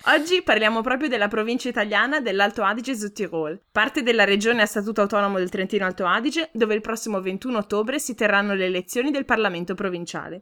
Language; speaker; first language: Italian; native; Italian